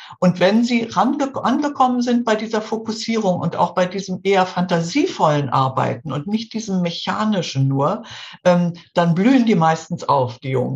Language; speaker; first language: German; native; German